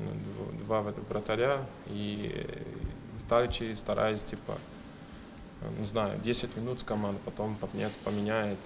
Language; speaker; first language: Russian; non-native, fluent; Portuguese